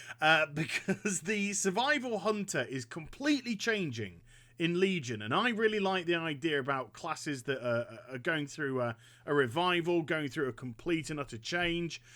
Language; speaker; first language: English; native; English